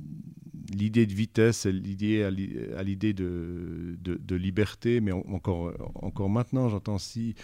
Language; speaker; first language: French; native; French